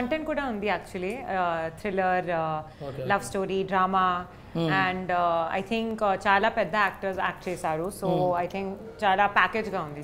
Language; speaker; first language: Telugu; non-native, learner; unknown